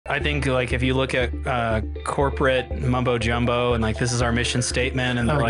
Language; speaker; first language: English; native; English